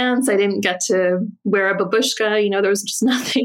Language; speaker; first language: English; native; English